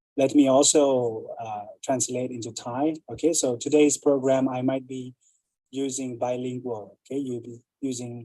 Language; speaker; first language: English; non-native, fluent; Thai